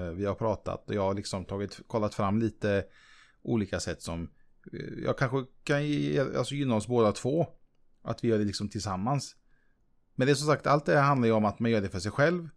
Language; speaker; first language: Swedish; native; Swedish